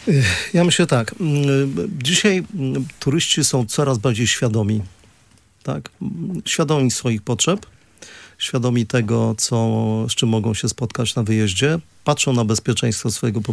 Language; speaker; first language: Polish; native; Polish